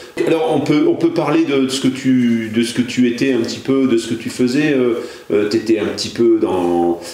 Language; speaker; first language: French; native; French